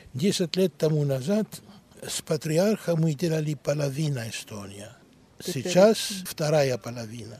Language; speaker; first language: Russian; non-native, learner; Greek